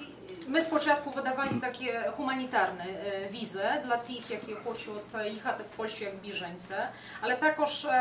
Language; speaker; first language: Ukrainian; non-native, fluent; Polish